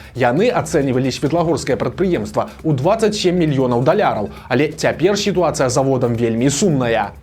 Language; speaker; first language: Belarusian; native; Belarusian